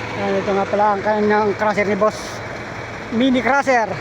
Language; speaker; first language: Filipino; native; Filipino